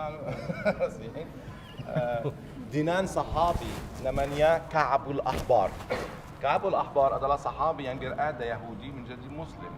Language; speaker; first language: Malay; non-native, learner; Arabic